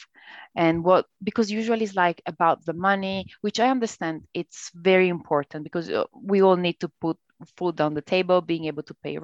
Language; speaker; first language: English; non-native, fluent; Italian